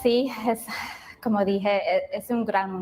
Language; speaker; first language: Spanish; early bilingual, other home language; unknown